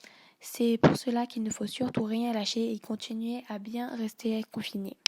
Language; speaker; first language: French; native; French